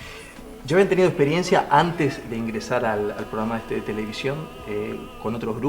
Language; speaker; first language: Spanish; native; Spanish